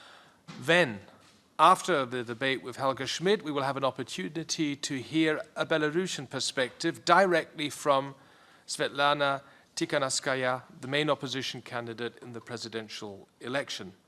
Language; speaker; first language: English; non-native, fluent; German